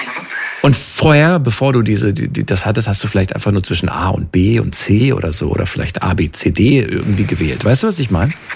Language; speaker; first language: German; native; German